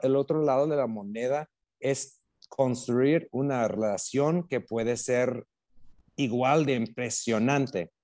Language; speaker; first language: Spanish; non-native, fluent; English